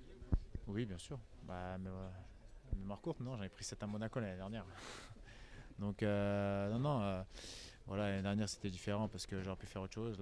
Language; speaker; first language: French; native; French